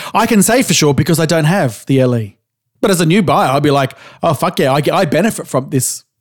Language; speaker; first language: English; native; English